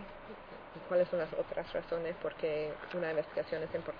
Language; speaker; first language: Spanish; non-native, fluent; English